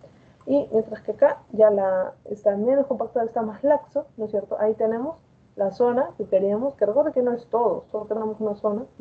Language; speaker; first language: Spanish; native; Spanish